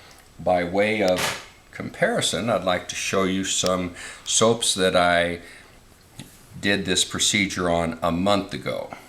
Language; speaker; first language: English; native; English